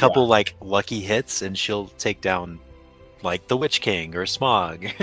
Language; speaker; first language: English; native; English